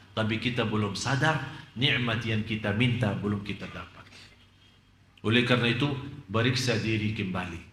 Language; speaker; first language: Malay; non-native, fluent; Arabic